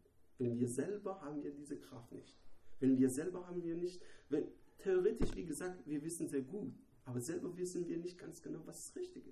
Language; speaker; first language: German; non-native, learner; Persian